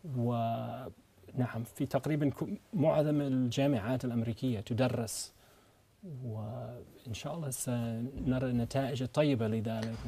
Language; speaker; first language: Arabic; non-native, fluent; English